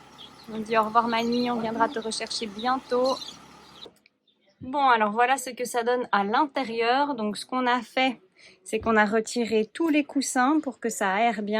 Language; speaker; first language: French; native; French